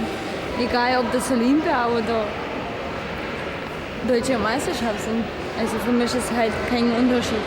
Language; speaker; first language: German; non-native, fluent; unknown